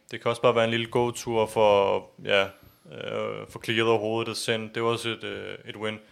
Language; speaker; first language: Danish; early bilingual, other home language; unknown